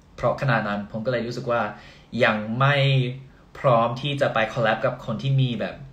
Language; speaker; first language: Thai; early bilingual, heritage; Thai